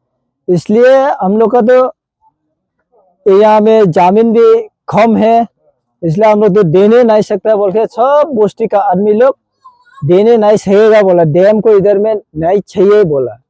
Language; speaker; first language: Hindi; non-native, local second language; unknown